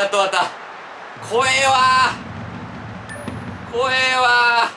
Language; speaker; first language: Japanese; native; Japanese